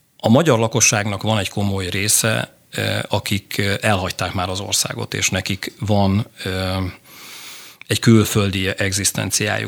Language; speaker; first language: Hungarian; native; Hungarian